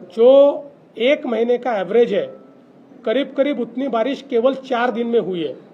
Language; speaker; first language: Hindi; non-native, local second language; Marathi